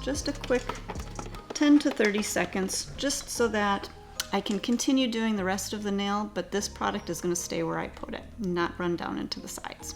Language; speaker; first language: English; native; English